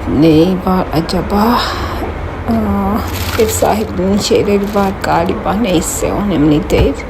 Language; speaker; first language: Turkish; non-native, fluent; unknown